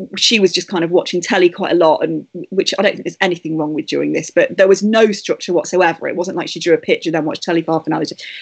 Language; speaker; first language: English; native; English